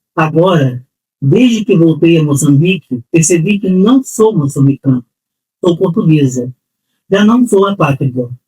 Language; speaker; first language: Portuguese; native; Portuguese